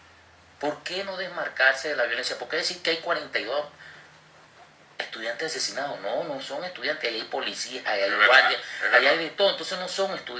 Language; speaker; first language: Spanish; native; Spanish